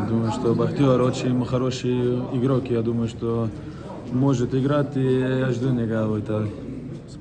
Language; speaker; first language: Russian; non-native, learner; Slovenian